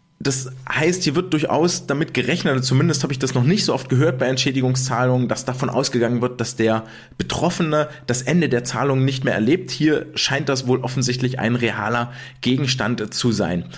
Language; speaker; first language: German; native; German